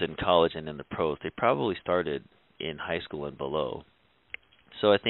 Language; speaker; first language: English; native; English